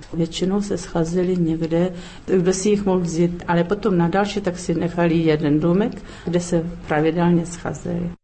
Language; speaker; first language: Czech; early bilingual, heritage; Czech